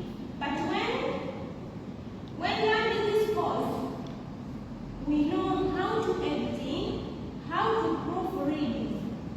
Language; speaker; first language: English; non-native, local second language; Swahili